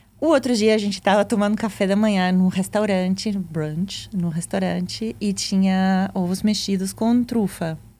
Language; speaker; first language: Portuguese; non-native, fluent; Spanish